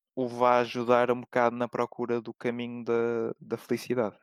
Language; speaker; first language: Portuguese; native; Portuguese